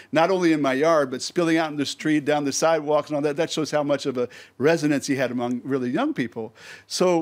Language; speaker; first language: English; native; English